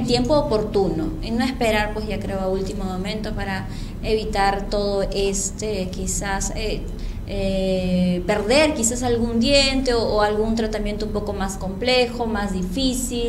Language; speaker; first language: Spanish; native; Spanish